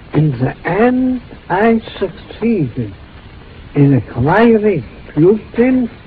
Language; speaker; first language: English; non-native, fluent; German